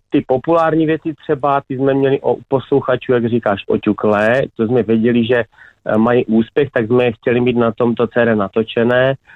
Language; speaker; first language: Czech; native; Czech